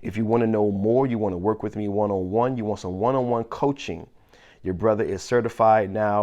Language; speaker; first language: English; native; English